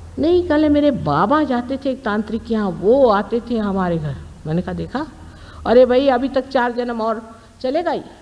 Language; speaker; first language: Hindi; non-native, local second language; Marathi